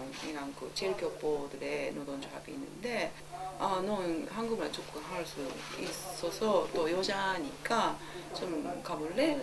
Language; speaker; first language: Korean; non-native, learner; Japanese